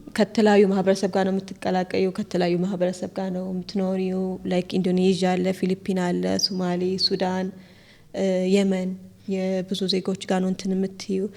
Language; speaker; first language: Amharic; early bilingual, heritage; Amharic